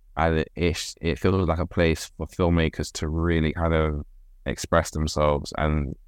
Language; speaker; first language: English; native; English